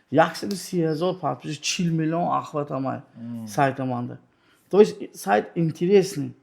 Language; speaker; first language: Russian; non-native, local second language; Tajik